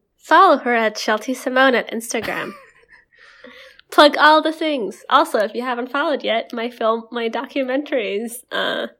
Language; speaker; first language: English; non-native, fluent; Indonesian